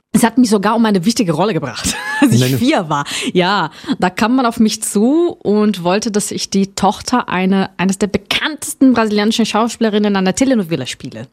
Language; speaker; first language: German; non-native, fluent; Portuguese